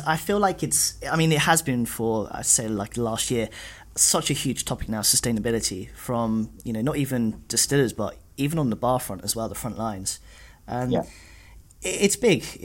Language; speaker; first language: English; native; English